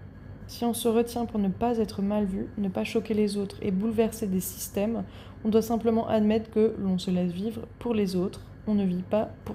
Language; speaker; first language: French; native; French